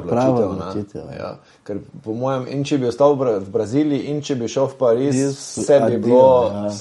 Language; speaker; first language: Slovenian; native; Slovenian